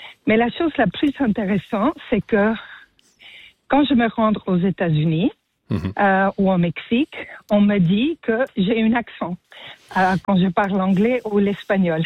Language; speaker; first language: French; non-native, fluent; English